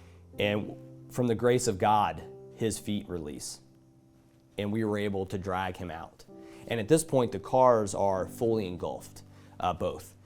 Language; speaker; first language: English; native; English